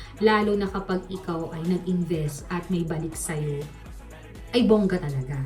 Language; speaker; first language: Filipino; native; Filipino